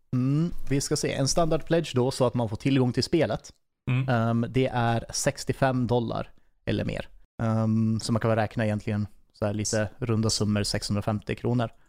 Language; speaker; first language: Swedish; native; Swedish